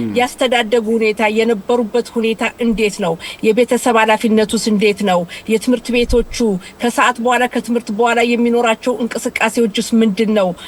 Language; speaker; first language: Amharic; native; Amharic